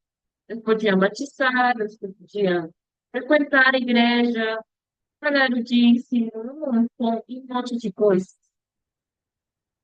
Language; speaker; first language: Portuguese; non-native, learner; Spanish